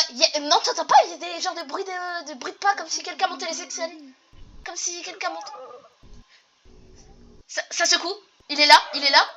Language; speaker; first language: French; native; French